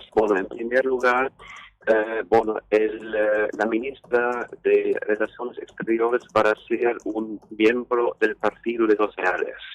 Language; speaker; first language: Spanish; non-native, fluent; German